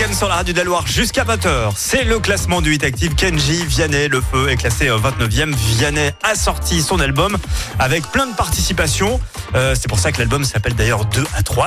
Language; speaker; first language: French; native; French